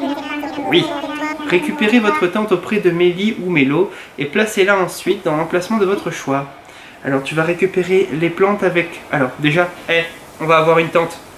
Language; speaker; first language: French; native; French